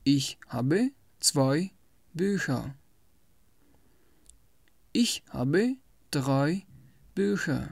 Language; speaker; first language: German; non-native, fluent; Tajik